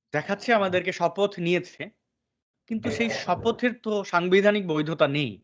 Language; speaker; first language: Bangla; native; Bangla